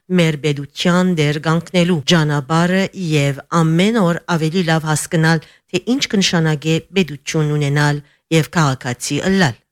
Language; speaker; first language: Armenian; early bilingual, heritage; Armenian